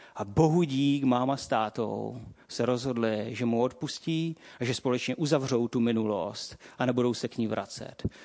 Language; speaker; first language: Czech; native; Czech